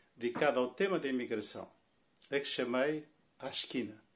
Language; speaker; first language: Portuguese; native; Portuguese